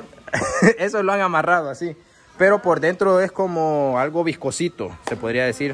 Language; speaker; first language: Spanish; native; Spanish